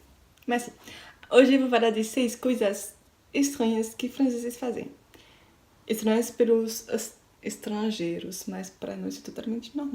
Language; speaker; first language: Portuguese; non-native, learner; French